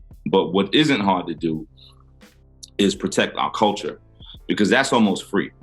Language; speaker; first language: English; native; English